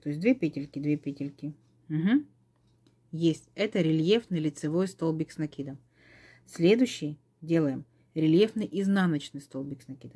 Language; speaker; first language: Russian; native; Russian